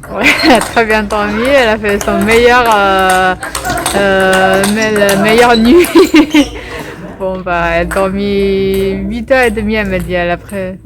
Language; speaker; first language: French; non-native, learner; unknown